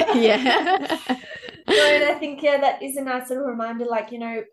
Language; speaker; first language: English; native; English